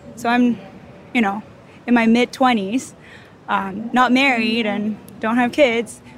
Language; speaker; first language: English; non-native, fluent; Japanese